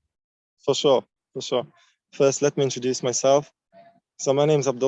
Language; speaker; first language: English; non-native, fluent; Uzbek